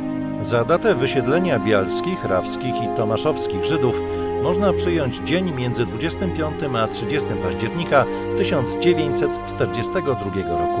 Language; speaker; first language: Polish; native; Polish